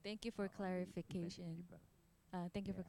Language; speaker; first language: English; non-native, fluent; Korean